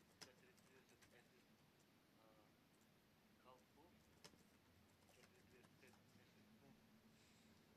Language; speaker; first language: German; non-native, learner; Macedonian